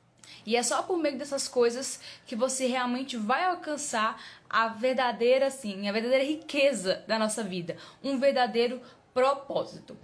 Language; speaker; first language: Portuguese; native; Portuguese